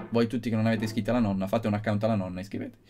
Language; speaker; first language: Italian; native; Italian